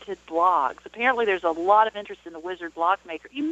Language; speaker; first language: English; native; English